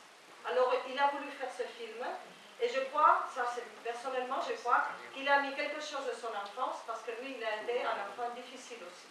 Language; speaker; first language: French; non-native, fluent; Spanish